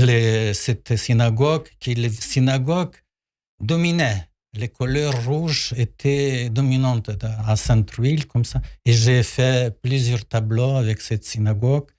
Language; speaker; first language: French; non-native, learner; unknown